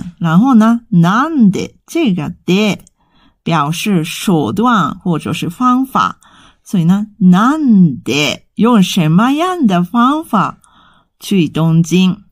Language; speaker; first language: Chinese; non-native, fluent; Japanese